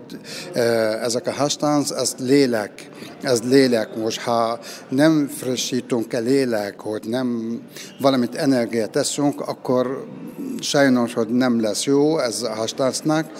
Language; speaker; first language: Hungarian; non-native, learner; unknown